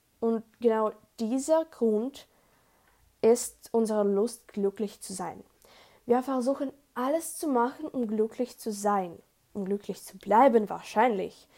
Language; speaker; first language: German; non-native, learner; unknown